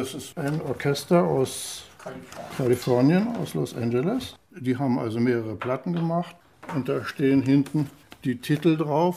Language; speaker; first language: German; native; German